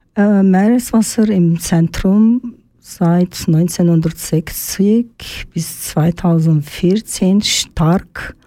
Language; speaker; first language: German; non-native, learner; Turkish